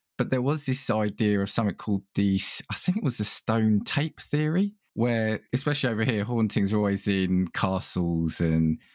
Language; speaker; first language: English; early bilingual, other home language; Italian